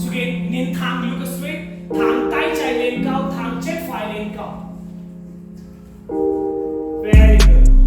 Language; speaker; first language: Vietnamese; non-native, learner; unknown